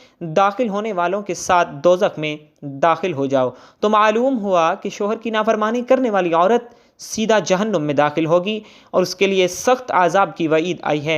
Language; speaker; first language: Urdu; native; Urdu